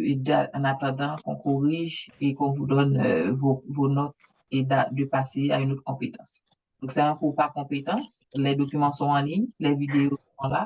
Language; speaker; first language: French; native; French